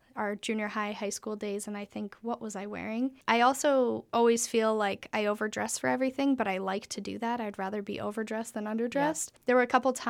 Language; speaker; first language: English; native; English